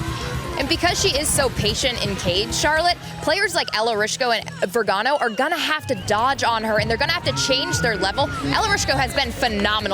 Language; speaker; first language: English; native; English